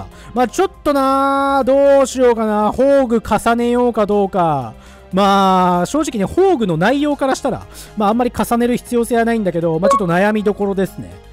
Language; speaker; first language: Japanese; native; Japanese